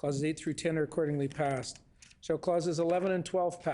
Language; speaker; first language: English; native; English